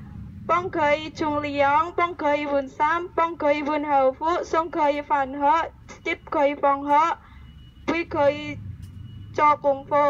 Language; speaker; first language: Cantonese; non-native, learner; Indonesian